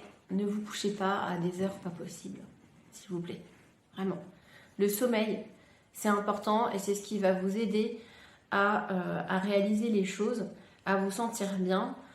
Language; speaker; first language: French; native; French